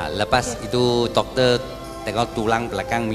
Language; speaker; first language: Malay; non-native, local second language; Chinese